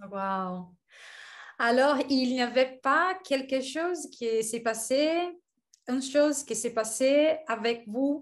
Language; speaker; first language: French; non-native, learner; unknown